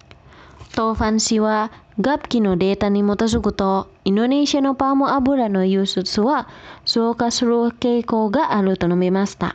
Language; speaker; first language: Japanese; non-native, fluent; Indonesian